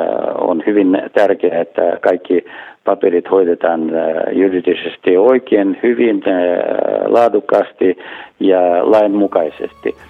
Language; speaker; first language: Finnish; non-native, fluent; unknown